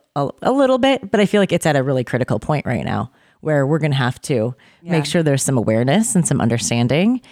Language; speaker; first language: English; native; English